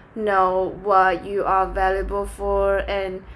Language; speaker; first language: English; non-native, fluent; Chinese